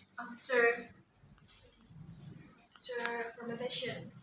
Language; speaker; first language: English; non-native, learner; Indonesian